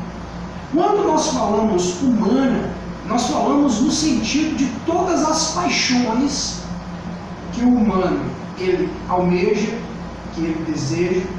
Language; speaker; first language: Portuguese; native; Portuguese